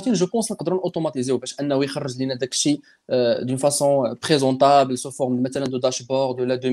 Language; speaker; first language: French; non-native, local second language; Arabic